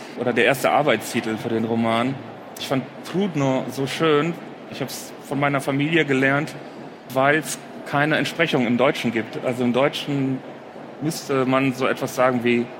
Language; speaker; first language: German; early bilingual, other home language; Polish